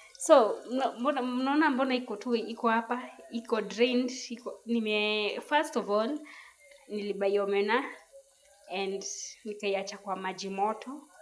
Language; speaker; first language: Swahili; native; Swahili